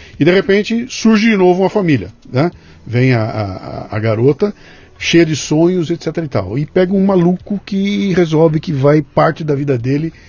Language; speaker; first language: Portuguese; native; Portuguese